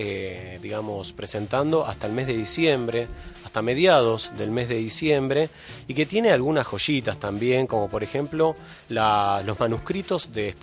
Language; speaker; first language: Spanish; native; Spanish